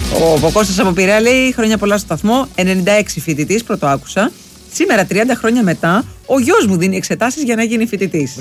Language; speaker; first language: Greek; native; Greek